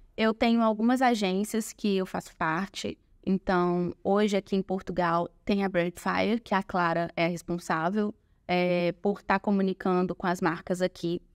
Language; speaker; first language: Portuguese; native; Portuguese